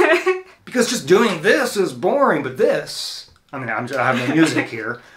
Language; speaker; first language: English; native; English